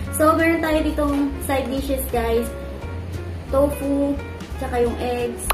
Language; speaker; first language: English; non-native, local second language; Filipino